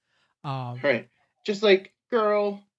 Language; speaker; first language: English; native; English